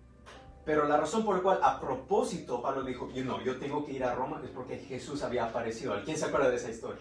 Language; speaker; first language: Spanish; early bilingual, heritage; Spanish